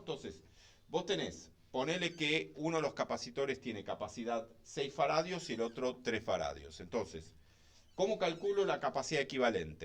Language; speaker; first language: Spanish; native; Spanish